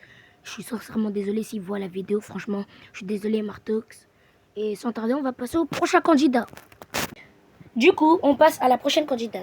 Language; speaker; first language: French; native; French